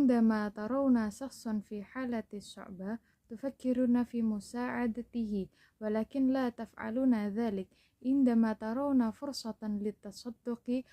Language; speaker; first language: Arabic; non-native, learner; Indonesian